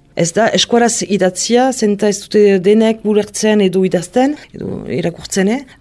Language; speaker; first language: Basque; native; Basque